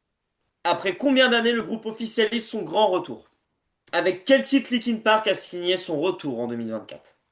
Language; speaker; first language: French; native; French